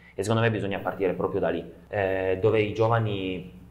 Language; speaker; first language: Italian; native; Italian